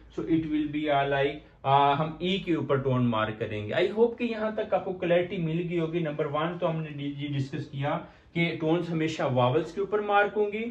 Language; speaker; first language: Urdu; native; Urdu